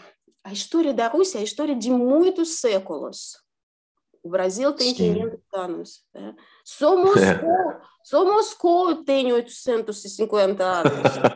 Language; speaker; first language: Portuguese; non-native, fluent; Russian